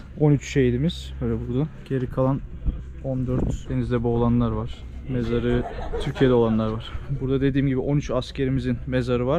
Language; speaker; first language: Turkish; native; Turkish